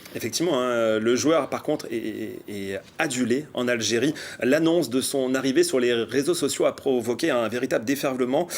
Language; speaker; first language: French; native; French